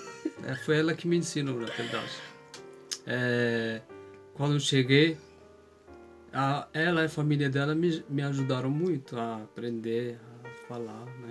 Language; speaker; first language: Portuguese; non-native, fluent; Arabic